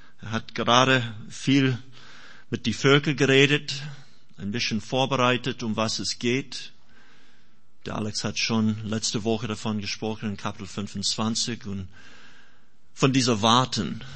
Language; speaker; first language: German; non-native, fluent; English